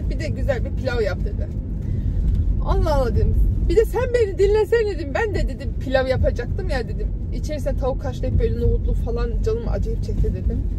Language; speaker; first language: Turkish; early bilingual, heritage; Turkish